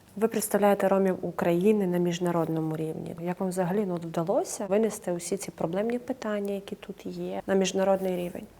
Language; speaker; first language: Ukrainian; non-native, local second language; Romany